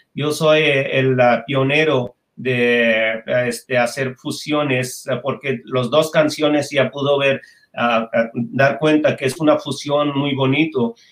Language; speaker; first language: Spanish; non-native, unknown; Bangla